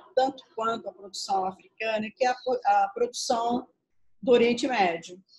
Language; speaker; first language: Portuguese; native; Portuguese